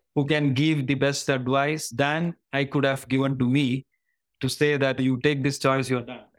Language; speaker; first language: English; non-native, local second language; Malayalam